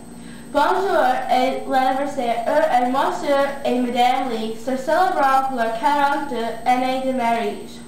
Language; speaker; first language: French; non-native, learner; English